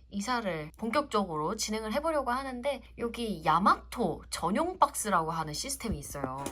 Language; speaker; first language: Korean; native; Korean